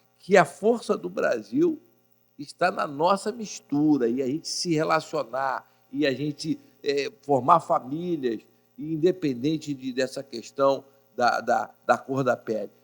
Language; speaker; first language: Portuguese; native; Portuguese